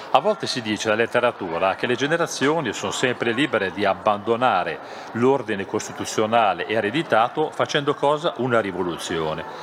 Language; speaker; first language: Italian; non-native, fluent; German